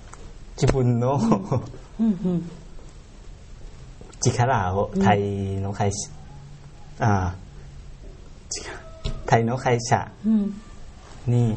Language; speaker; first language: Japanese; non-native, learner; Thai